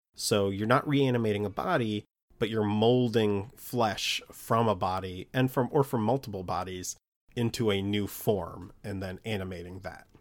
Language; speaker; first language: English; early bilingual, other home language; Italian